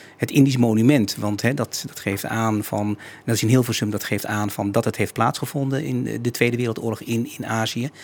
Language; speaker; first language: Dutch; native; Dutch